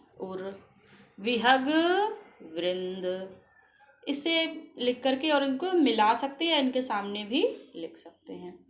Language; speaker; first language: Hindi; native; Hindi